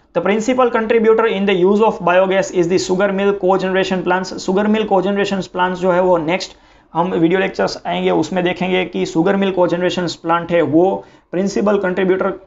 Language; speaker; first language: Hindi; non-native, local second language; Gujarati